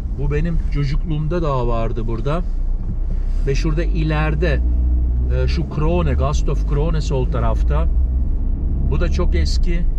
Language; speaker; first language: Turkish; early bilingual, heritage; Turkish